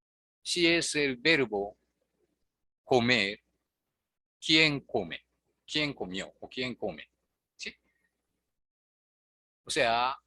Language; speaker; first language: Spanish; non-native, fluent; Japanese